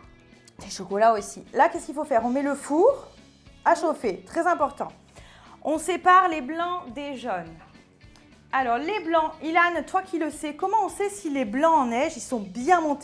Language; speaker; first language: French; native; French